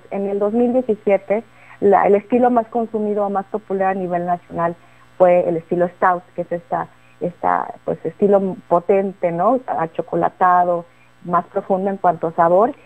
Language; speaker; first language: Spanish; native; Spanish